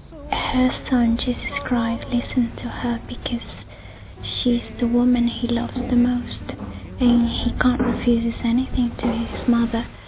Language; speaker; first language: English; non-native, fluent; Spanish